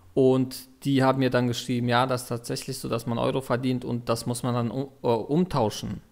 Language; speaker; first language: German; non-native, fluent; Russian